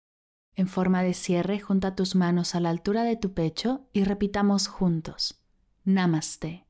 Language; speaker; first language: Spanish; native; Spanish